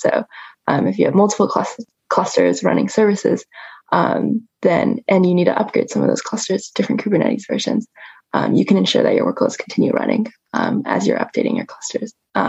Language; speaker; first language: English; native; English